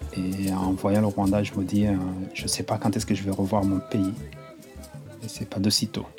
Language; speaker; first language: French; non-native, local second language; Kinyarwanda